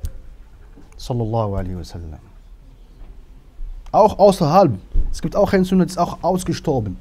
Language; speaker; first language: German; non-native, fluent; Arabic